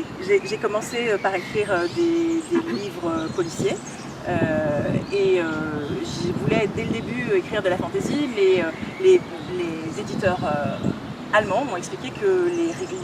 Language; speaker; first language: French; native; French